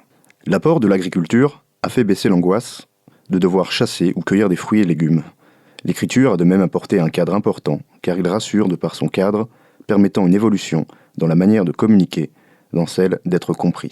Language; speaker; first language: French; native; French